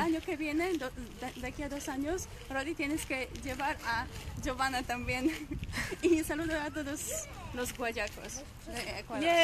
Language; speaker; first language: Spanish; non-native, fluent; Polish